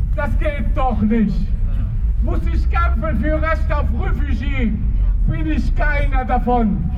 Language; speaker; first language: German; non-native, learner; Arabic